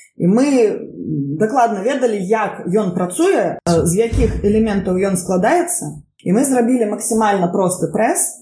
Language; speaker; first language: Belarusian; non-native, local second language; Russian